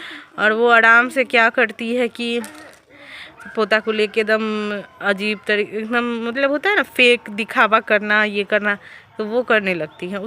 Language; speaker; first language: Hindi; native; Hindi